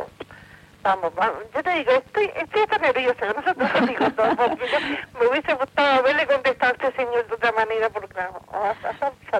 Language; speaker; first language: Spanish; native; Spanish